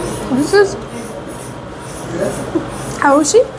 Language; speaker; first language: English; non-native, local second language; Arabic